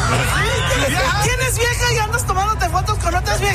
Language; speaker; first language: Spanish; early bilingual, heritage; Spanish